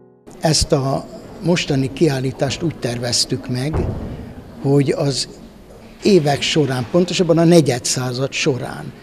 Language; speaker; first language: Hungarian; native; Hungarian